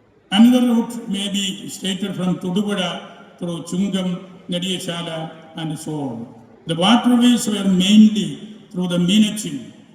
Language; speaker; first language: English; non-native, local second language; Malayalam